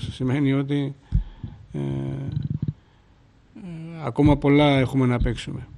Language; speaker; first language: Greek; non-native, fluent; Georgian